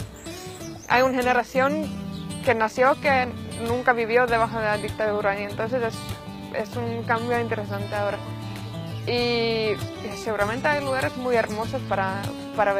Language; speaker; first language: Spanish; non-native, fluent; Finnish